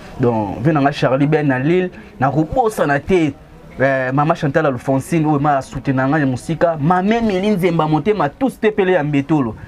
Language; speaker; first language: Lingala; native; Lingala